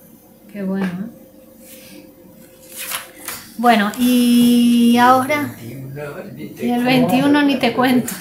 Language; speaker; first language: Spanish; native; Spanish